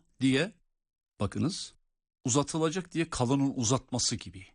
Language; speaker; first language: Turkish; native; Turkish